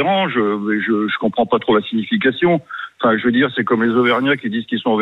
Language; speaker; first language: French; native; French